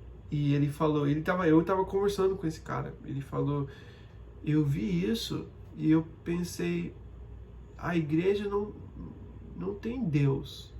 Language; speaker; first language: Portuguese; non-native, fluent; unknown